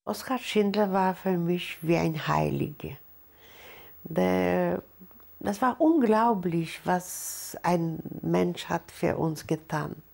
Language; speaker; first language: German; non-native, learner; Polish